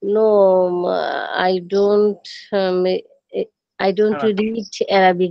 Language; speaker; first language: English; non-native, learner; Bangla